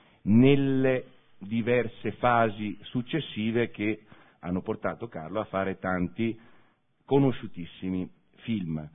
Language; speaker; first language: Italian; native; Italian